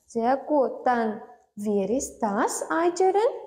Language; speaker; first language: German; non-native, learner; Turkmen